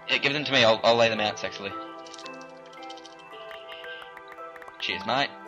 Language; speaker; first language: English; native; English